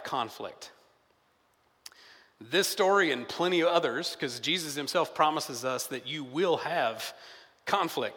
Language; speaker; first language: English; native; English